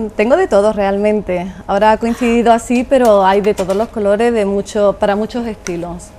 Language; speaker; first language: Spanish; native; Spanish